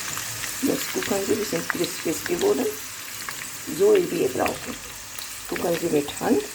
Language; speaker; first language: German; non-native, learner; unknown